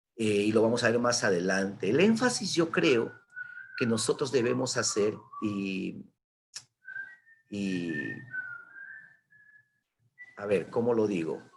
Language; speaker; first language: Spanish; native; Spanish